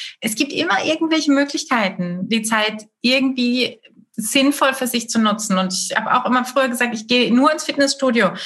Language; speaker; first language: German; native; German